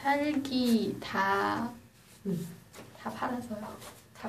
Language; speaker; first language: Korean; non-native, learner; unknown